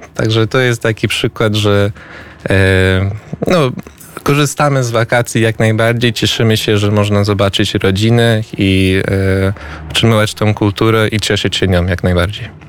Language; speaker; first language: Polish; early bilingual, heritage; Polish